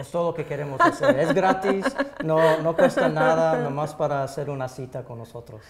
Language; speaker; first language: Spanish; early bilingual, heritage; Spanish